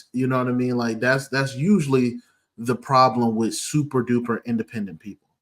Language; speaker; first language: English; native; English